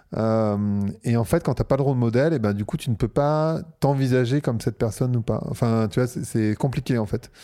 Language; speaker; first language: French; native; French